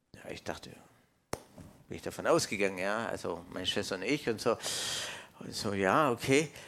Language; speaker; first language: German; non-native, fluent; English